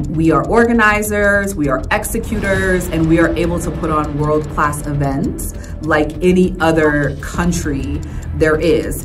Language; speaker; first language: English; native; English